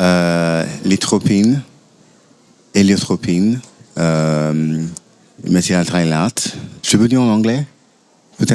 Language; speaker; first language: French; non-native, fluent; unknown